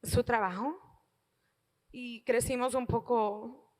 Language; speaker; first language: Spanish; early bilingual, heritage; Spanish